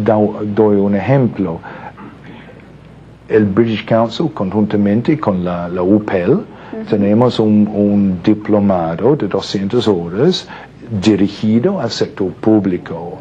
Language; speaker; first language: Spanish; non-native, fluent; English